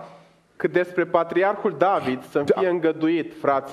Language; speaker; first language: Romanian; native; Romanian